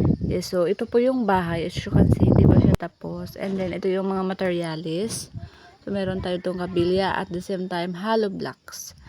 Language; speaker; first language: Filipino; non-native, local second language; Cebuano